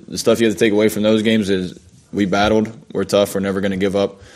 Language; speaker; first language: English; native; English